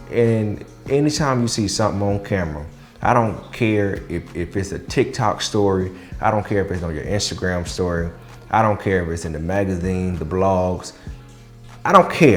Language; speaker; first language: English; native; English